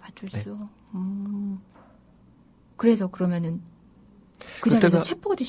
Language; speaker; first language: Korean; native; Korean